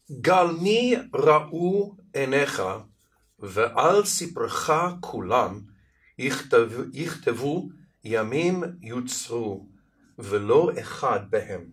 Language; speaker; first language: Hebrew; non-native, fluent; Russian